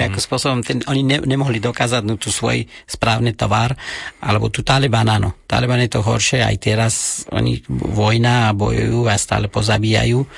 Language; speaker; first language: Slovak; non-native, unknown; Persian